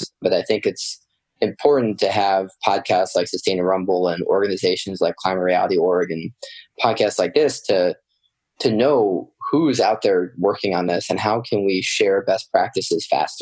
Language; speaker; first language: English; native; English